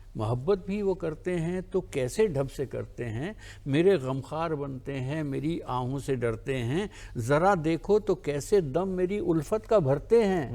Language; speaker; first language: Urdu; native; Urdu